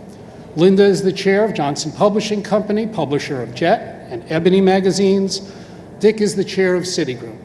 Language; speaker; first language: English; native; English